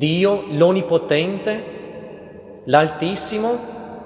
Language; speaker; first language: Italian; non-native, fluent; Portuguese